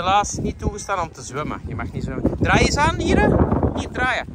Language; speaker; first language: Dutch; native; Dutch